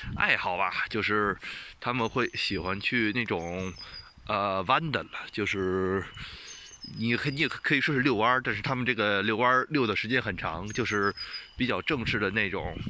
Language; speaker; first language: Chinese; native; Chinese